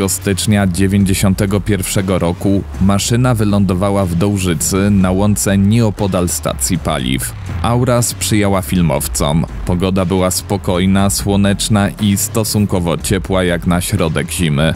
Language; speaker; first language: Polish; native; Polish